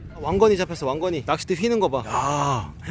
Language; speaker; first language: Korean; native; Korean